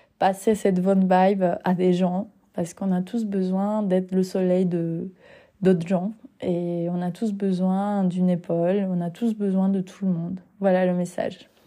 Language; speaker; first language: French; non-native, fluent; Spanish